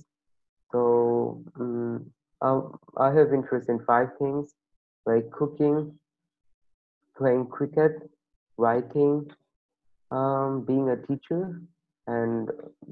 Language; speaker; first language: English; non-native, local second language; Bangla